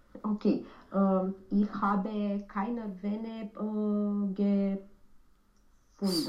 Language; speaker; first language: German; non-native, learner; Romanian